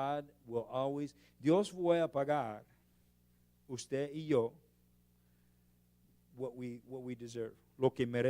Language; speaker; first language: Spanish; non-native, learner; English